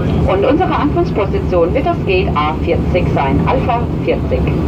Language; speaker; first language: German; native; German